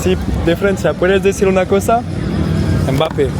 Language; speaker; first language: Spanish; non-native, learner; French